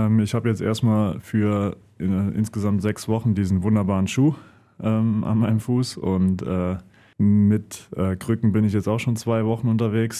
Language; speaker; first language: German; native; German